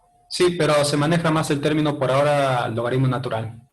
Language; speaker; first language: Spanish; native; Spanish